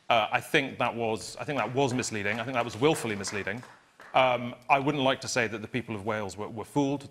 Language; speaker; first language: English; native; English